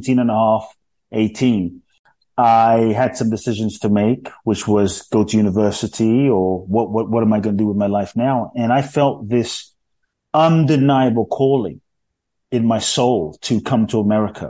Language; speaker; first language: English; native; English